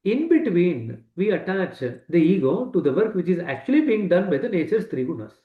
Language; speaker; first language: English; non-native, local second language; Kannada